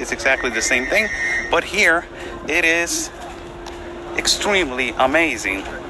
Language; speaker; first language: English; non-native, fluent; Spanish